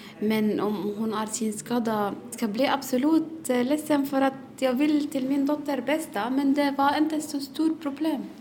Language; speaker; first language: Swedish; non-native, learner; Arabic